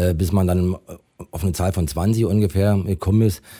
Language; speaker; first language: German; native; German